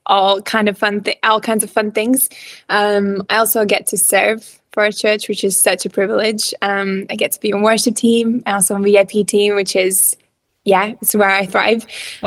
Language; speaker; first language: English; non-native, fluent; Latvian